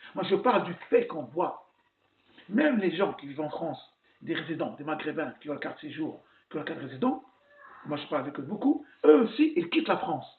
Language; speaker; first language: French; non-native, local second language; Arabic